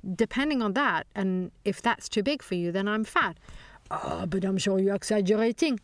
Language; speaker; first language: English; non-native, fluent; Swedish